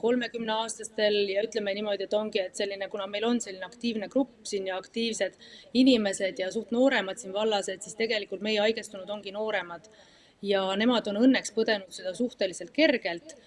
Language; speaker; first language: Estonian; native; Estonian